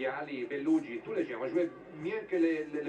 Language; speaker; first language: French; non-native, fluent; Italian